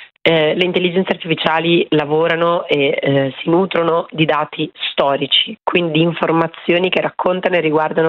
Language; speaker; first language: Italian; native; Italian